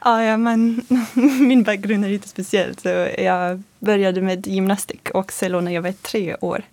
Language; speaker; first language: Swedish; non-native, fluent; French